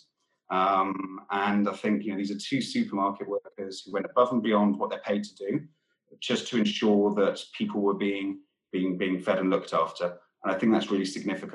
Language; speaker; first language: English; native; English